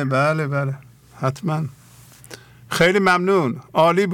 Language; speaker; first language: Persian; native; Persian